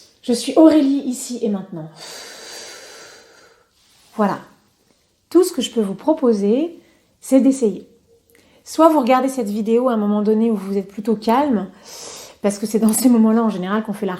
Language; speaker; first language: French; native; French